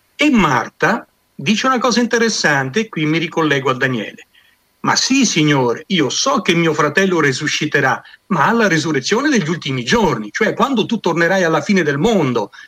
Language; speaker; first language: Italian; native; Italian